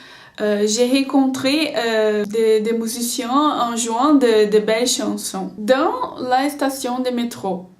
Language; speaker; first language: French; non-native, learner; Portuguese